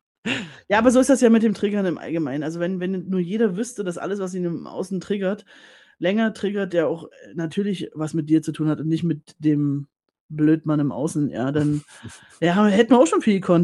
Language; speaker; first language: German; native; German